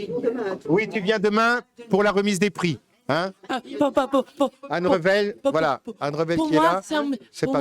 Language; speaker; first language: French; native; French